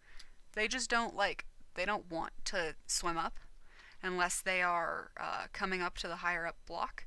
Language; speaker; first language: English; native; English